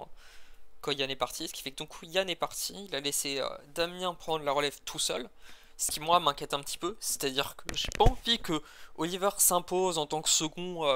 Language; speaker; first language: French; native; French